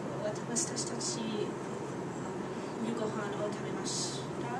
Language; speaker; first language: Japanese; non-native, learner; English